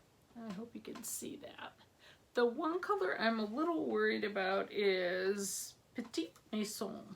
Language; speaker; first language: English; native; English